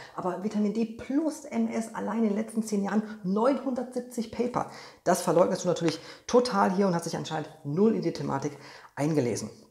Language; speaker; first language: German; non-native, fluent; Polish